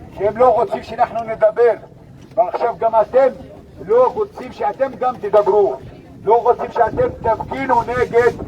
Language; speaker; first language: Hebrew; non-native, local second language; Arabic